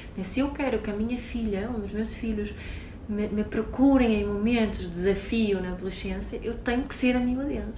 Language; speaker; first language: Portuguese; non-native, fluent; Swedish